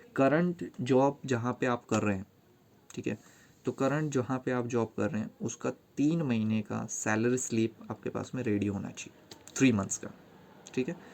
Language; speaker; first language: Hindi; native; Hindi